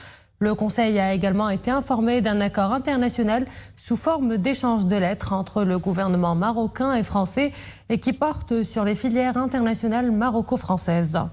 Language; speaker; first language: French; non-native, local second language; Arabic